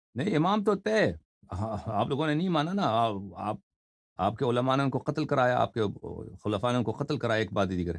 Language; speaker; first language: Urdu; native; Urdu